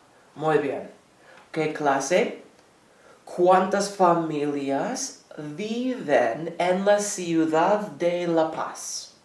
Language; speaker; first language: Spanish; non-native, fluent; English